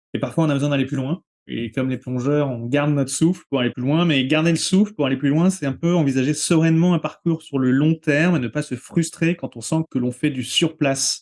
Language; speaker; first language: French; native; French